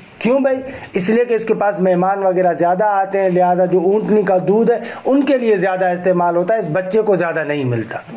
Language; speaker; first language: Urdu; non-native, local second language; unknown